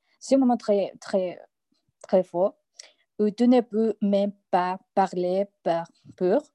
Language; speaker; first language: French; non-native, learner; Spanish